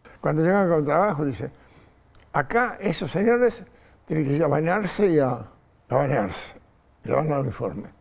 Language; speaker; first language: Spanish; non-native, fluent; Polish